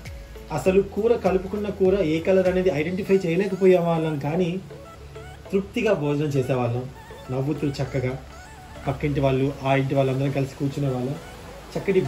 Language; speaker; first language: Telugu; native; Telugu